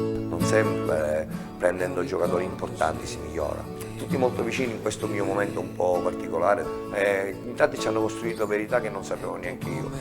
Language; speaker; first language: Italian; native; Italian